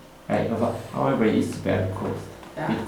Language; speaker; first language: English; non-native, learner; Korean